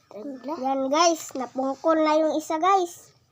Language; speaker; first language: Filipino; non-native, local second language; Cebuano